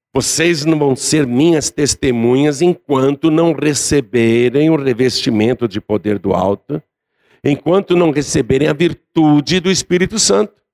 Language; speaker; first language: Portuguese; native; Portuguese